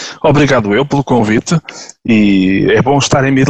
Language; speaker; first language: Portuguese; non-native, fluent; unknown